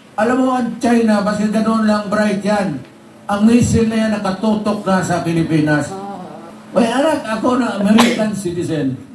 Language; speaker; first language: Filipino; non-native, local second language; Cebuano